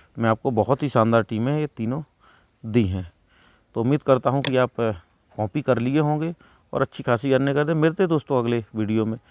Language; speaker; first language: Hindi; native; Hindi